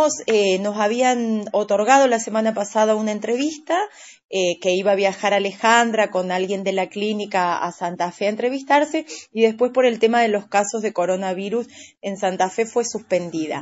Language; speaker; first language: Spanish; native; Spanish